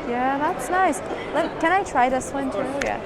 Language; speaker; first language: English; non-native, fluent; Persian